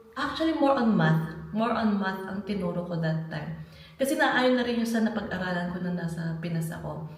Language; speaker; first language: Filipino; native; Filipino